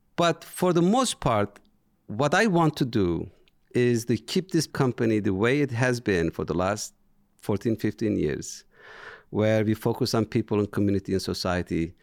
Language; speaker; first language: English; non-native, fluent; Turkish